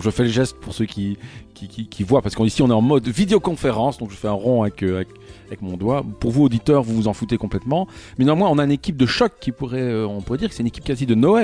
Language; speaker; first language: French; native; French